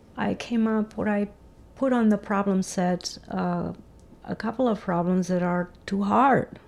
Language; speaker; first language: English; non-native, fluent; Romanian